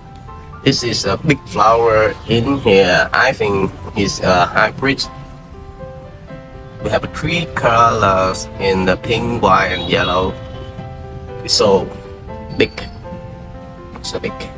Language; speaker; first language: English; non-native, learner; Vietnamese